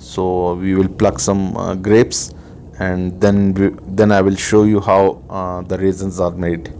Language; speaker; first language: English; non-native, local second language; Urdu